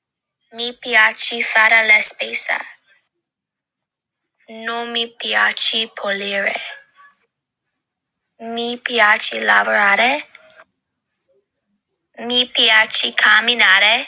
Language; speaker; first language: Italian; non-native, learner; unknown